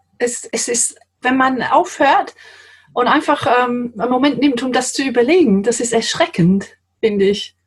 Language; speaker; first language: German; non-native, fluent; English